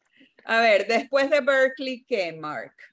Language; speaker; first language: Spanish; native; Spanish